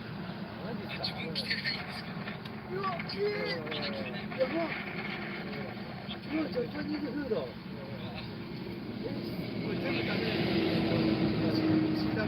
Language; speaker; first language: Japanese; native; Japanese